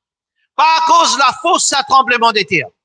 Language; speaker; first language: French; non-native, local second language; Morisyen